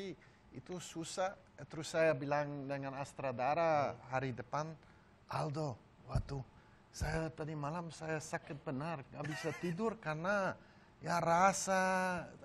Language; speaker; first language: Indonesian; non-native, learner; Dutch